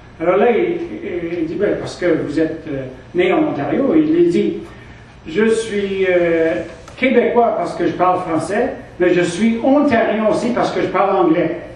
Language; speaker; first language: French; non-native, local second language; English